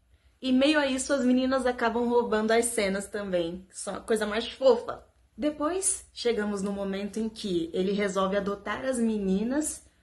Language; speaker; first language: Portuguese; native; Portuguese